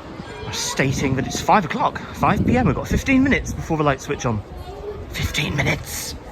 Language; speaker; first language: English; native; English